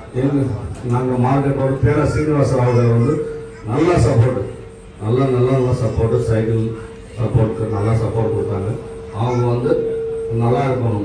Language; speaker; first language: Tamil; native; Tamil